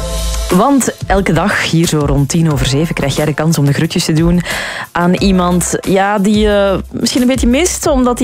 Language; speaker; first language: Dutch; native; Dutch